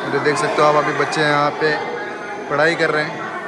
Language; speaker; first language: Hindi; native; Hindi